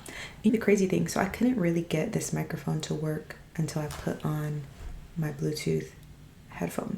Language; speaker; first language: English; native; English